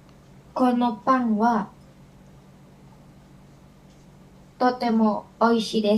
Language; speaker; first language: Japanese; non-native, learner; Indonesian